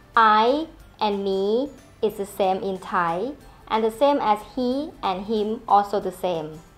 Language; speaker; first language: English; non-native, fluent; Thai